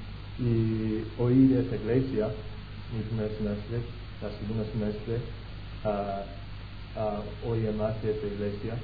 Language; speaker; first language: Spanish; non-native, fluent; English